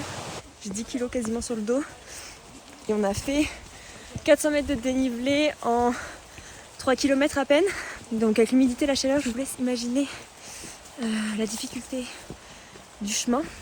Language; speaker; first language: French; native; French